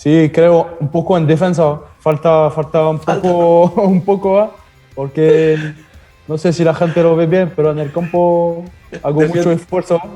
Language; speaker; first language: Spanish; non-native, learner; French